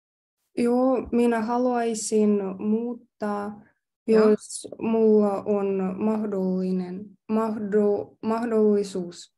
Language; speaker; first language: Finnish; non-native, learner; Russian